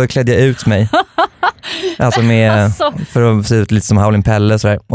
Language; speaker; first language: Swedish; native; Swedish